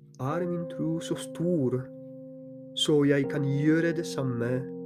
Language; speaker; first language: Norwegian; non-native, fluent; Polish